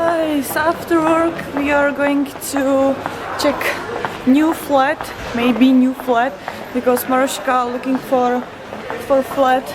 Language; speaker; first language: English; non-native, learner; Czech